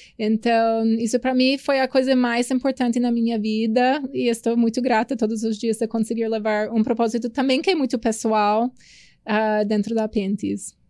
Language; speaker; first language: Portuguese; non-native, fluent; English